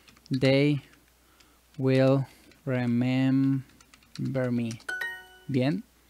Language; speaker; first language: English; non-native, learner; Spanish